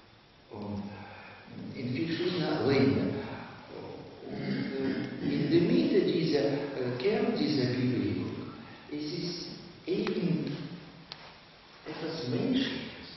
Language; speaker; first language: German; non-native, learner; Russian